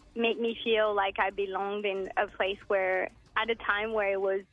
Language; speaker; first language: English; early bilingual, heritage; French